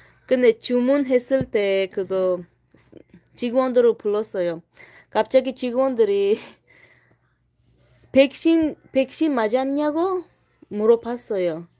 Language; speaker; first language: Korean; non-native, fluent; Tajik